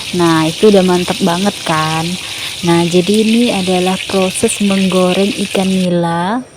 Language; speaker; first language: Indonesian; non-native, local second language; Malay